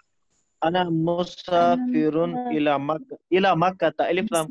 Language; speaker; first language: Arabic; non-native, learner; Urdu